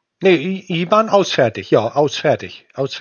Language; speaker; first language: German; native; German